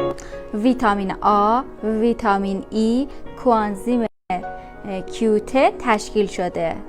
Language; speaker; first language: Persian; native; Persian